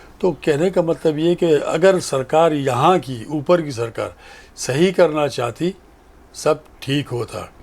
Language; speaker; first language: Urdu; non-native, local second language; Pashto